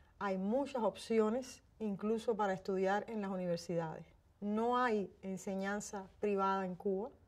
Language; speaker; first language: Spanish; native; Spanish